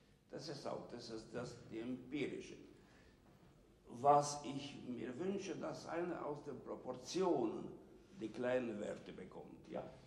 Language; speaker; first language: German; non-native, fluent; Romanian